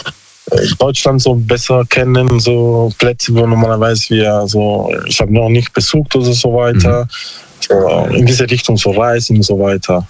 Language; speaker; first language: German; non-native, learner; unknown